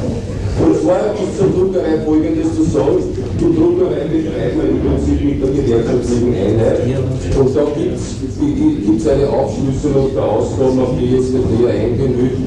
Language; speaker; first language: German; native; German